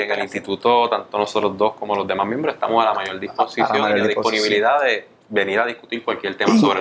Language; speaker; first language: Spanish; native; Spanish